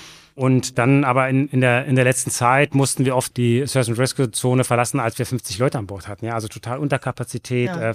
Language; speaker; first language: German; native; German